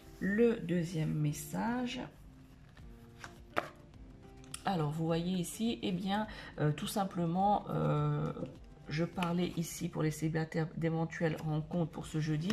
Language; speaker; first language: French; native; French